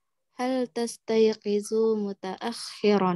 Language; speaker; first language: Arabic; non-native, learner; Indonesian